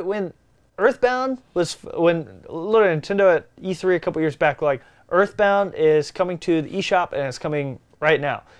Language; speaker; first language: English; native; English